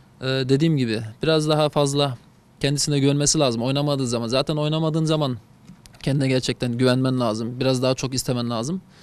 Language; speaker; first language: Turkish; early bilingual, heritage; Turkish